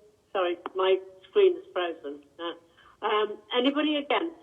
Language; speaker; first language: English; native; English